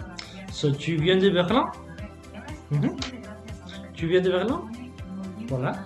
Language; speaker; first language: French; non-native, fluent; Spanish